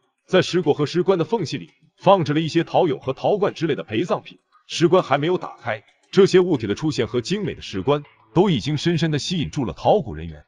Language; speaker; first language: Chinese; native; Chinese